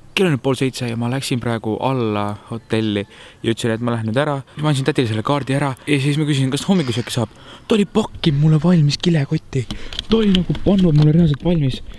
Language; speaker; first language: Estonian; early bilingual, heritage; Estonian